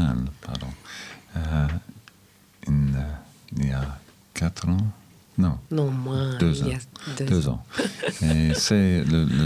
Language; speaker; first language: French; non-native, learner; English